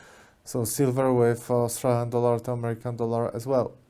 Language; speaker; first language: English; non-native, fluent; Polish